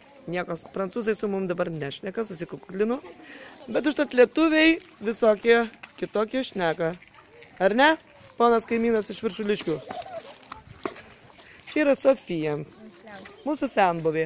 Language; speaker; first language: Lithuanian; native; Lithuanian